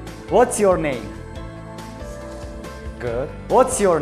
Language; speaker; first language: English; non-native, learner; Tajik